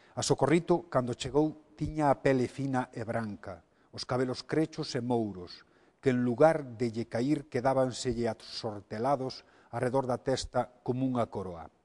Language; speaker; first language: Galician; native; Galician